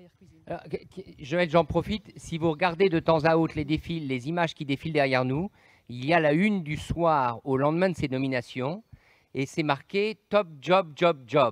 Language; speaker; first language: French; native; French